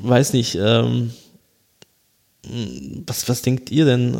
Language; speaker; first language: German; native; German